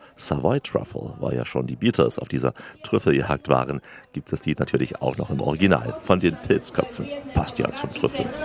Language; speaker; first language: German; native; German